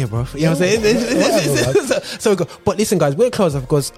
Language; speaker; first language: English; native; English